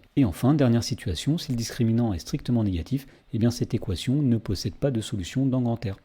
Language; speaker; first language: French; native; French